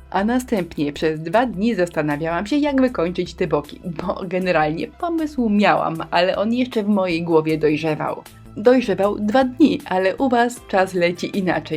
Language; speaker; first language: Polish; native; Polish